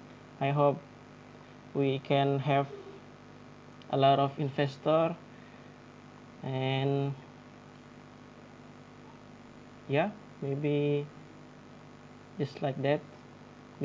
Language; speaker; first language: English; non-native, learner; Indonesian